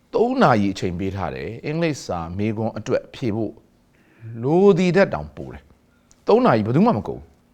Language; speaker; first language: Burmese; native; Burmese